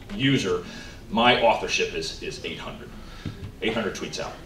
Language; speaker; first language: English; native; English